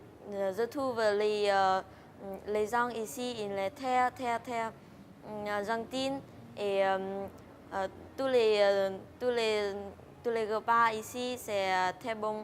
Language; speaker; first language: French; non-native, learner; Vietnamese